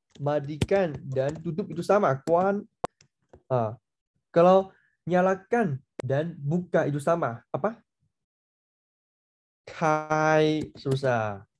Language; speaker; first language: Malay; non-native, fluent; Chinese